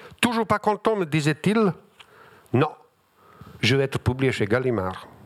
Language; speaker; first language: French; non-native, fluent; Bosnian